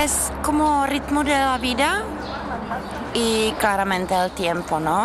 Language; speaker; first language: Spanish; non-native, fluent; Czech